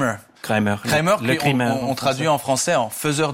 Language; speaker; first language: French; native; French